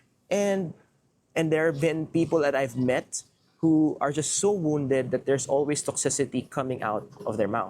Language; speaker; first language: English; non-native, local second language; Filipino